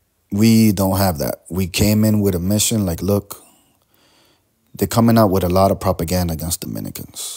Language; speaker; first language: English; early bilingual, other home language; Spanish